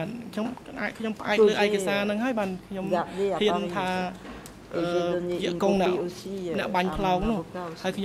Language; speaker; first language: French; non-native, local second language; Khmer